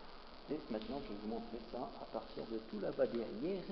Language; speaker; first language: French; native; French